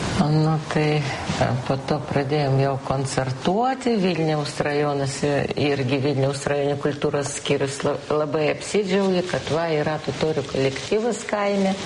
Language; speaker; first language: Lithuanian; non-native, local second language; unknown